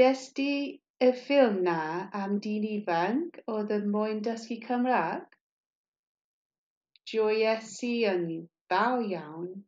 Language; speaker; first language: Welsh; non-native, learner; English